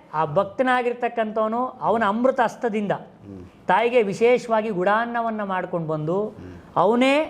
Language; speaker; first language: Kannada; native; Kannada